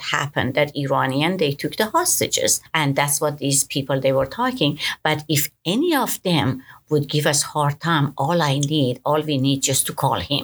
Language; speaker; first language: English; non-native, fluent; Persian